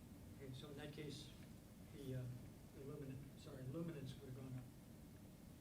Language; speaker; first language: English; native; English